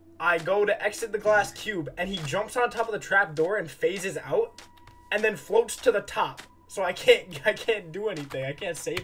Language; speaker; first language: English; native; English